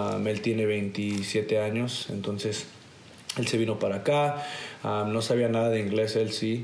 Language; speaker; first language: Spanish; early bilingual, heritage; Spanish